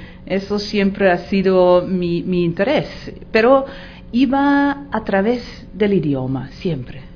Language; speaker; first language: Spanish; non-native, fluent; Dutch